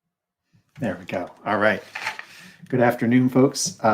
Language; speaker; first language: English; native; English